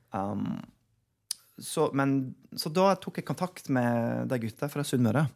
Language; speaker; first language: Norwegian; non-native, fluent; English